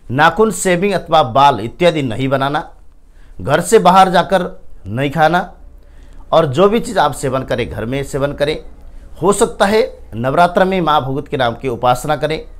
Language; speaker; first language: Hindi; native; Hindi